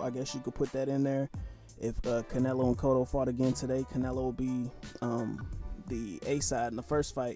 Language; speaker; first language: English; native; English